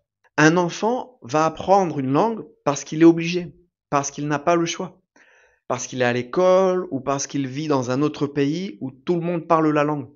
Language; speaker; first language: French; native; French